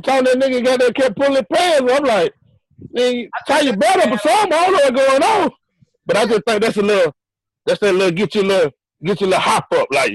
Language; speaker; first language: English; native; English